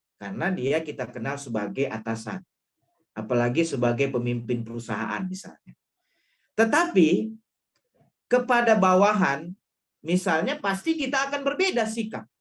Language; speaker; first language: Indonesian; non-native, local second language; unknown